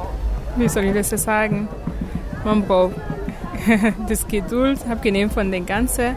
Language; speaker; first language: German; non-native, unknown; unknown